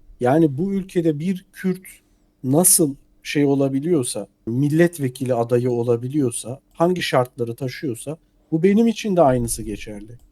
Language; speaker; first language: Turkish; native; Turkish